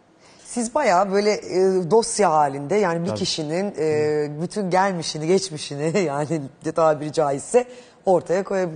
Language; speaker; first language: Turkish; native; Turkish